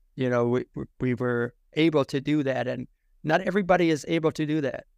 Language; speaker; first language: English; non-native, fluent; German